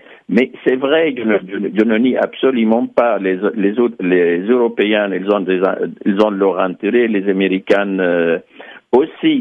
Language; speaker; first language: French; non-native, fluent; Arabic